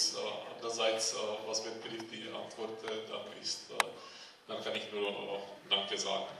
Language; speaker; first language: German; non-native, fluent; Czech